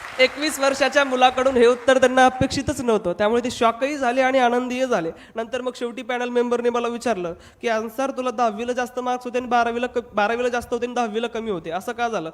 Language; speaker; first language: Marathi; non-native, local second language; Hindi